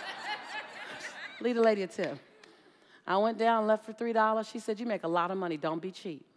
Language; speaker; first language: English; native; English